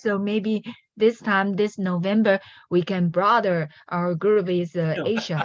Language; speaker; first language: English; non-native, learner; Chinese